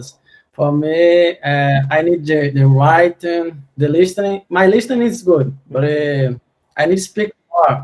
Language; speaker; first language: English; non-native, learner; Portuguese